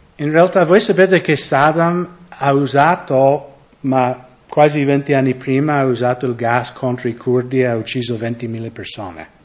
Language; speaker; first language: Italian; non-native, fluent; English